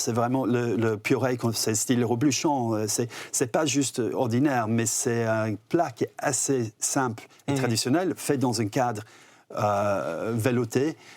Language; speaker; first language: French; non-native, fluent; English